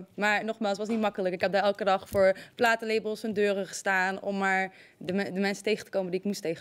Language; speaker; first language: Dutch; native; Dutch